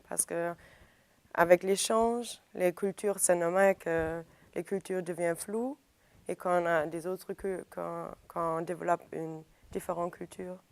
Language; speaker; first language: French; non-native, fluent; German